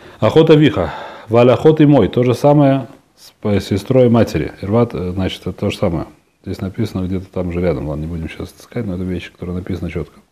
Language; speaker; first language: Russian; early bilingual, heritage; Russian